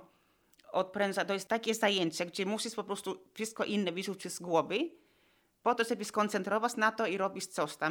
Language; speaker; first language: Polish; non-native, fluent; Finnish